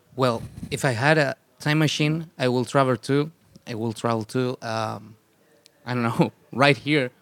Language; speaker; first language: English; non-native, fluent; Spanish